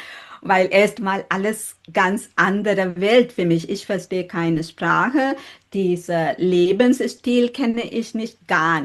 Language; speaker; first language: German; non-native, fluent; Sinhala